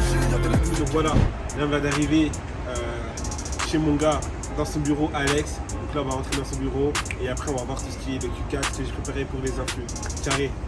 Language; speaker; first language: French; native; French